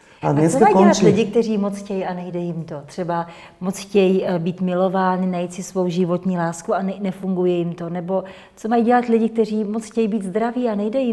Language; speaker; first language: Czech; native; Czech